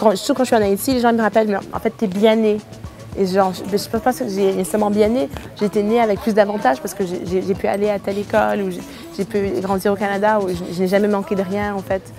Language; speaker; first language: French; native; French